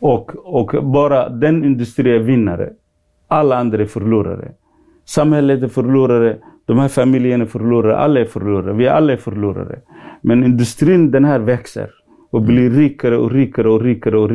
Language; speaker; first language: Swedish; non-native, fluent; Somali